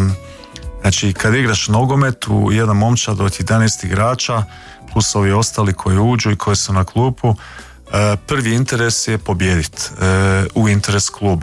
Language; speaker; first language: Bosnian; early bilingual, heritage; Croatian